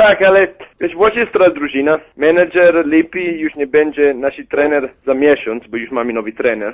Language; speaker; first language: Polish; non-native, learner; Italian